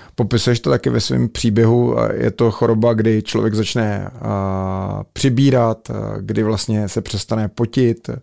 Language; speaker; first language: Czech; native; Czech